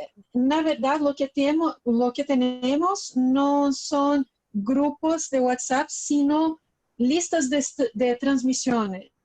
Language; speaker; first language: Spanish; non-native, learner; Portuguese